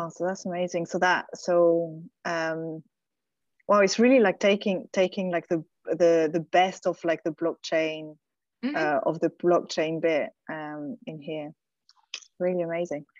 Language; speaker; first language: English; non-native, fluent; French